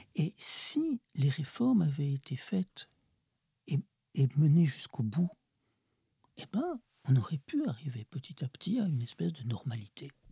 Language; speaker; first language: French; early bilingual, other home language; Russian